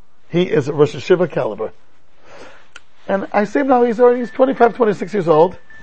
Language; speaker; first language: English; native; English